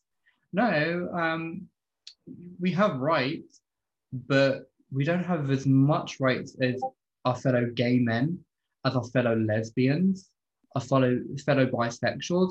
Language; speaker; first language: English; native; English